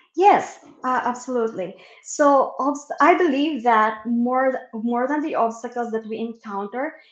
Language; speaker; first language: English; non-native, local second language; Filipino